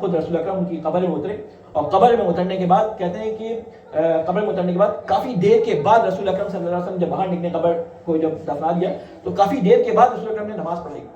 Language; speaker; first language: Urdu; native; Urdu